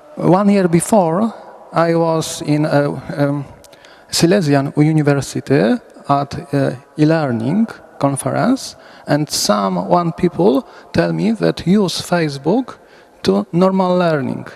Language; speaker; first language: English; non-native, learner; Polish